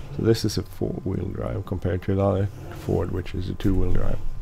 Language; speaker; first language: English; non-native, fluent; Swedish